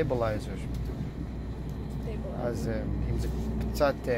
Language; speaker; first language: Hebrew; non-native, fluent; Japanese